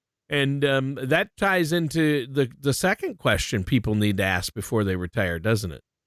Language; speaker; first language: English; native; English